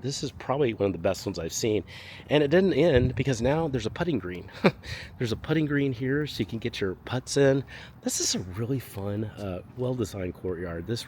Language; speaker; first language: English; native; English